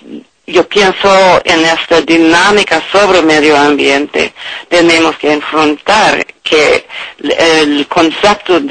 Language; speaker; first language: Spanish; non-native, learner; English